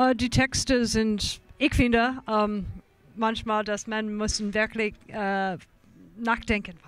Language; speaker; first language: German; non-native, fluent; English